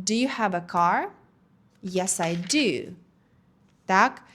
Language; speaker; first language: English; non-native, fluent; Ukrainian